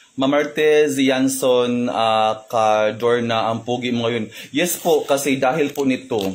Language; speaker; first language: Filipino; non-native, local second language; Cebuano